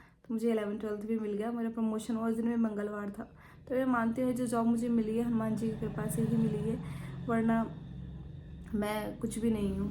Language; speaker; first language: Hindi; native; Hindi